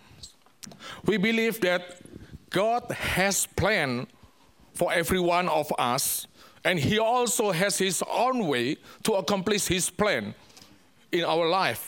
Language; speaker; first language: English; non-native, learner; Indonesian